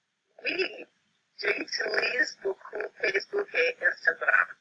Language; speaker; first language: French; non-native, learner; English